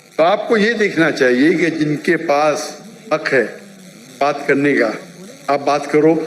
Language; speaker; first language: Urdu; non-native, local second language; Konkani